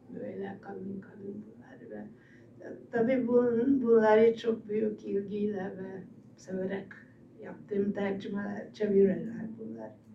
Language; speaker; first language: Turkish; non-native, fluent; Hungarian